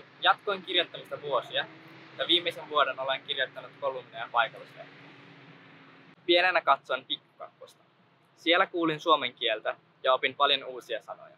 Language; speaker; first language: Finnish; early bilingual, other home language; Nepali